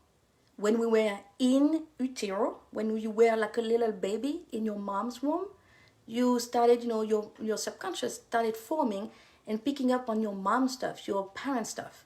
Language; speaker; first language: English; non-native, fluent; French